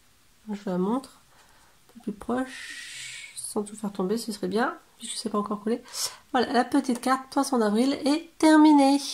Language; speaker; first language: French; native; French